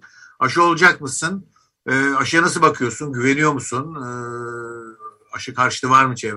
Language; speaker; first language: Turkish; native; Turkish